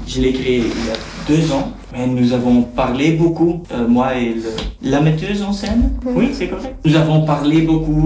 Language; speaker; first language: French; non-native, learner; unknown